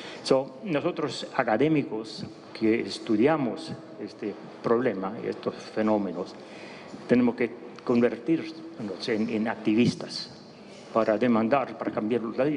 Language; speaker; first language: Spanish; non-native, fluent; English